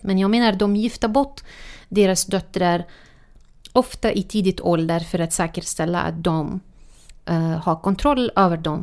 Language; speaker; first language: Swedish; non-native, fluent; Arabic